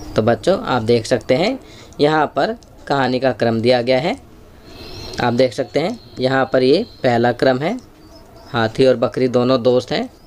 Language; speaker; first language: Hindi; native; Hindi